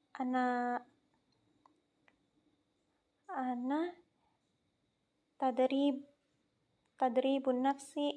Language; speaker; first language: Arabic; non-native, learner; Indonesian